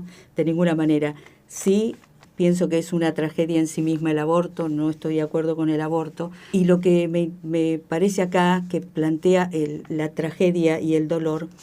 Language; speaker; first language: Spanish; native; Spanish